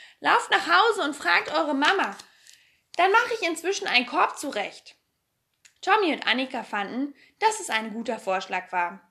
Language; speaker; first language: German; native; German